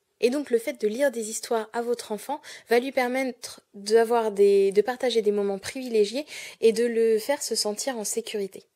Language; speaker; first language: French; native; French